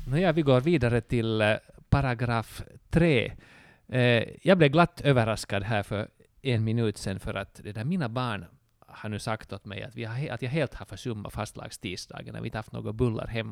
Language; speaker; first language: Swedish; native; Swedish